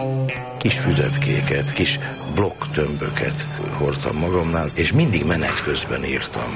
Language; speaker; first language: Hungarian; native; Hungarian